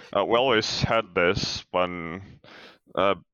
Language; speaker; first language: English; non-native, fluent; Ukrainian